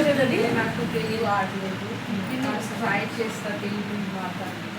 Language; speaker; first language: Telugu; non-native, learner; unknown